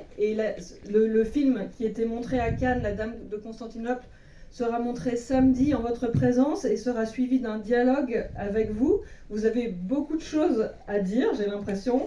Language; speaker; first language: French; native; French